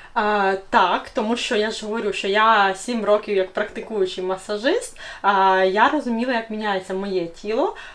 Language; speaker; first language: Ukrainian; native; Ukrainian